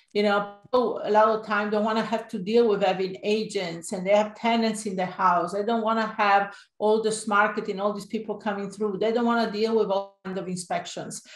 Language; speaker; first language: English; non-native, fluent; Italian